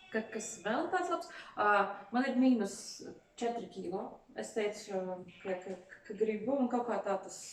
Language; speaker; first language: Latvian; non-native, local second language; Russian